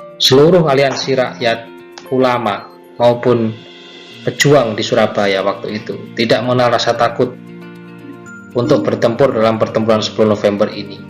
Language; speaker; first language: Indonesian; native; Indonesian